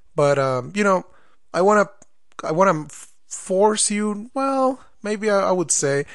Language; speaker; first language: English; non-native, fluent; Spanish